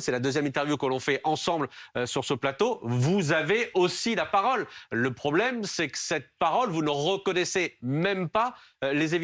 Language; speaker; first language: French; native; French